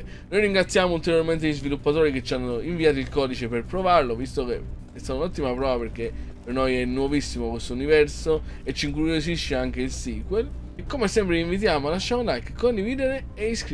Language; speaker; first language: Italian; native; Italian